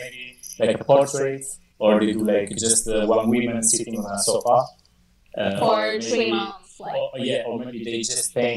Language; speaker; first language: English; non-native, fluent; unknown